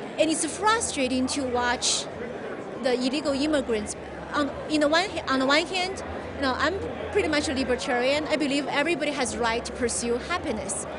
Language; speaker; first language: English; non-native, fluent; Chinese